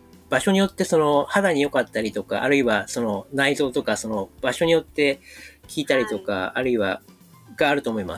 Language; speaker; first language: Japanese; native; Japanese